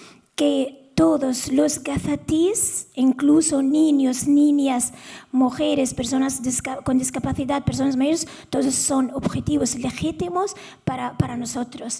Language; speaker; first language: Spanish; non-native, fluent; Arabic